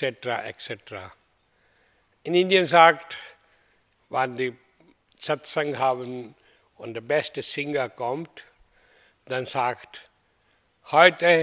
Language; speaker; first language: German; non-native, fluent; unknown